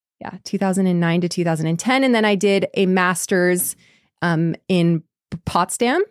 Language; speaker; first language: English; native; English